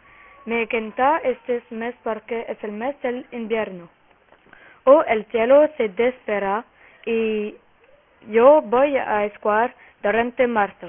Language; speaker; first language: Spanish; non-native, learner; French